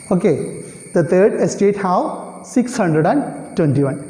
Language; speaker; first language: English; non-native, local second language; Malayalam